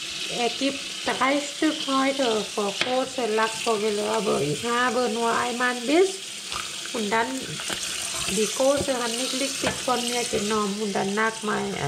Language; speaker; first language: German; non-native, learner; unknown